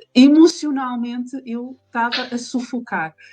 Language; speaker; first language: Portuguese; native; Portuguese